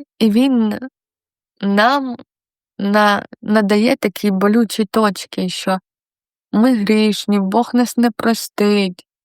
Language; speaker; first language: Ukrainian; non-native, local second language; Russian